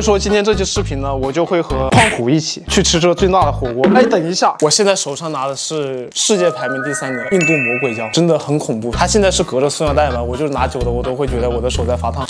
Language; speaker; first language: Chinese; non-native, fluent; Korean